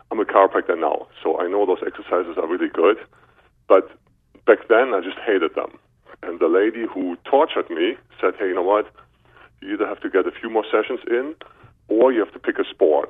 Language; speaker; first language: English; non-native, fluent; German